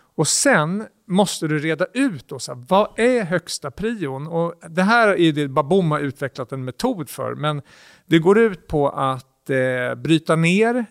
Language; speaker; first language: Swedish; native; Swedish